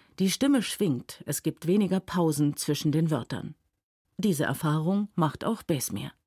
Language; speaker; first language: German; native; German